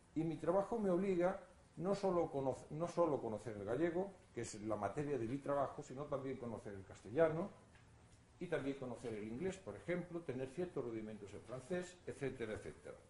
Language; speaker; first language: Spanish; non-native, local second language; Galician